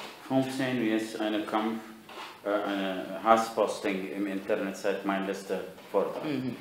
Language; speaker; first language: German; non-native, fluent; Arabic